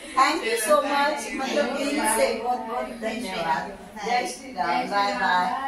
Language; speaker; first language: Hindi; non-native, local second language; Marathi